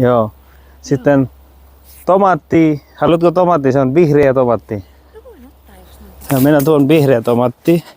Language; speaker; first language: Finnish; non-native, learner; Bangla